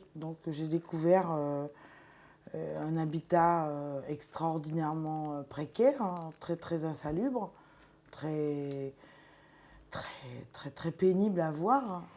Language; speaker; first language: French; native; French